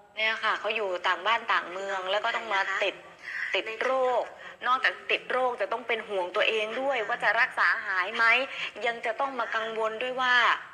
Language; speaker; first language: Thai; native; Thai